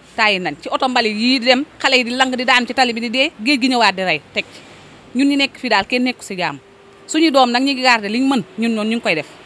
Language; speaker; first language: Wolof; native; Wolof